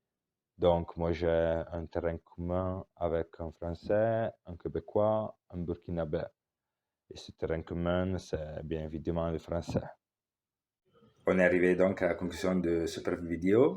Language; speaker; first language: French; non-native, local second language; Italian